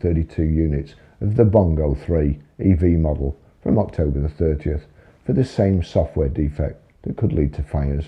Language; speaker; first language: English; native; English